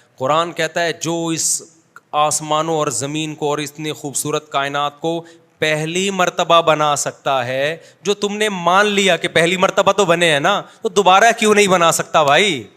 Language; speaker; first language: Urdu; native; Urdu